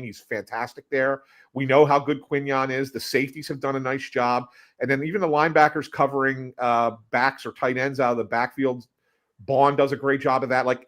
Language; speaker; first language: English; native; English